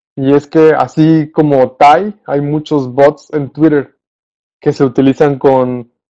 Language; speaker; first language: Spanish; native; Spanish